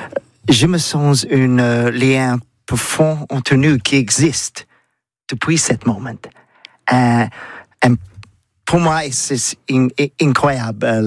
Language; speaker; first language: French; non-native, learner; English